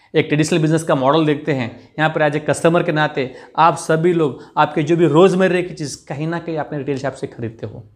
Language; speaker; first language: Hindi; non-native, local second language; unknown